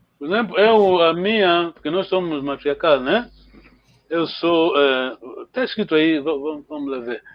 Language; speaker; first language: Portuguese; non-native, local second language; Kongo